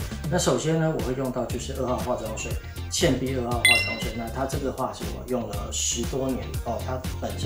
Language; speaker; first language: Chinese; native; Chinese